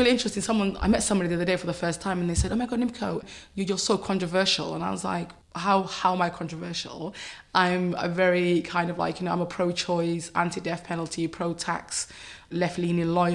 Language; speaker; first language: English; native; English